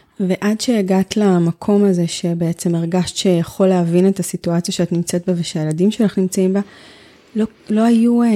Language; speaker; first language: Hebrew; native; Hebrew